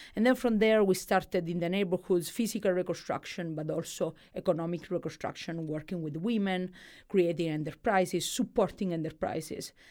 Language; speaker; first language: English; non-native, fluent; Italian